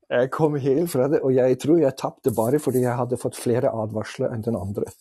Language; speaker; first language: Norwegian; non-native, fluent; German